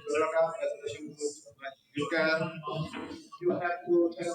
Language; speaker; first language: English; non-native, learner; Indonesian